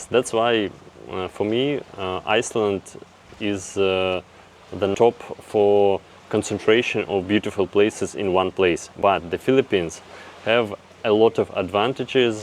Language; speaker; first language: English; non-native, fluent; Russian